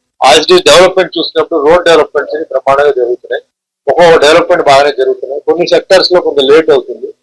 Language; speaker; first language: Telugu; native; Telugu